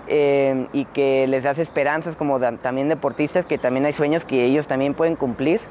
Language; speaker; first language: Spanish; early bilingual, heritage; Spanish